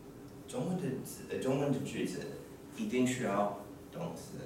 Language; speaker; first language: Chinese; non-native, fluent; English